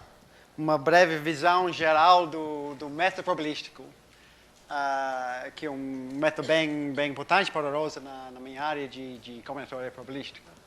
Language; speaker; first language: Portuguese; non-native, fluent; English